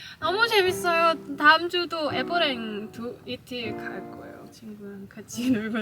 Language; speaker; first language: Korean; non-native, learner; Cantonese